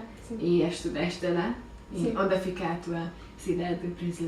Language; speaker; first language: Portuguese; non-native, fluent; Hungarian